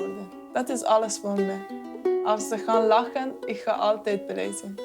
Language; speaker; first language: Dutch; non-native, learner; Persian